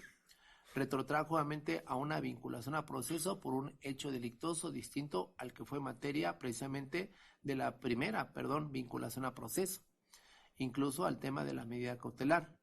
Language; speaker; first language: Spanish; native; Spanish